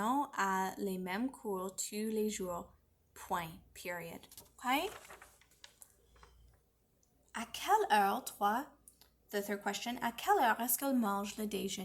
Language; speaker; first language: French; non-native, fluent; English